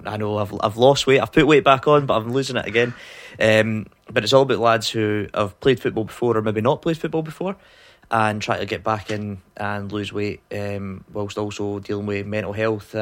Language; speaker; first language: English; native; English